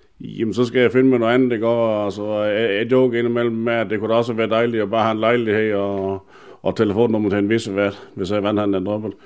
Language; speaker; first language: Danish; native; Danish